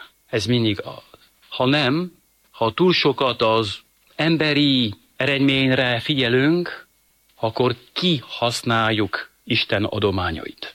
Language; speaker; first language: Hungarian; non-native, fluent; French